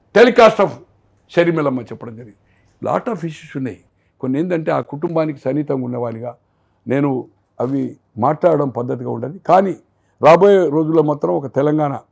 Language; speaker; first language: Telugu; native; Telugu